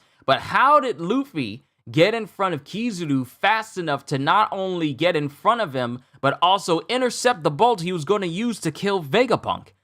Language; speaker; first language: English; native; English